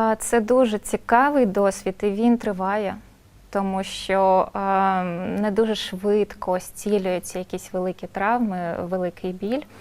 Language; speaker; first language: Ukrainian; non-native, local second language; Russian